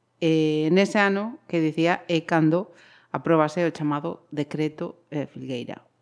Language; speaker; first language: Galician; non-native, local second language; Spanish